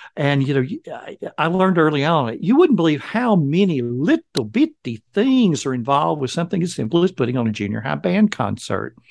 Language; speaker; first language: English; native; English